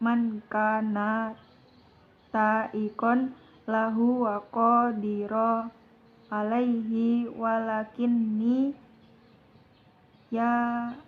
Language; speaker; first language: Arabic; non-native, learner; Indonesian